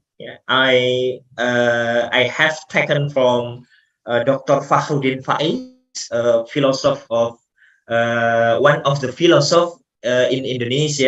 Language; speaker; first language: English; non-native, fluent; Indonesian